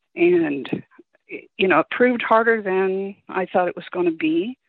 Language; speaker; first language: English; native; English